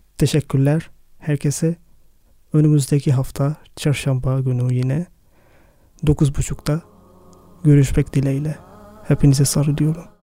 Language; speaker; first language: Turkish; non-native, fluent; Arabic